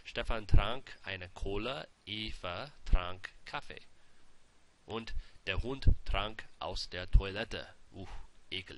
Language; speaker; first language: German; non-native, fluent; English